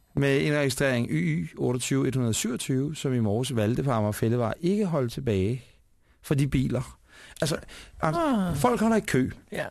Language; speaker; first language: Danish; native; Danish